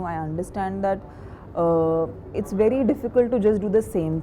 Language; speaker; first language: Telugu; non-native, fluent; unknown